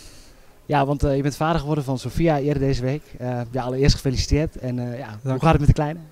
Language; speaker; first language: Dutch; native; Dutch